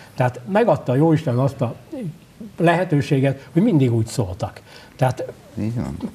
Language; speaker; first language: Hungarian; native; Hungarian